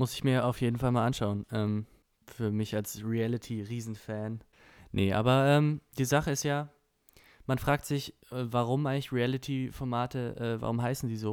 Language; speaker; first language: German; native; German